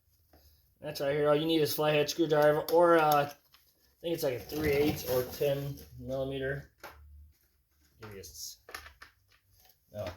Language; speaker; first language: English; native; English